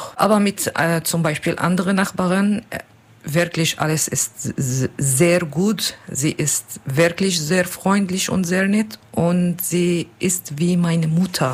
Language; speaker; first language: German; non-native, learner; Turkish